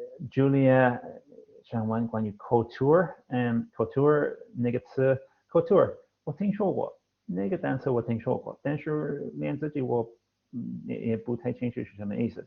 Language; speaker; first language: Chinese; non-native, fluent; English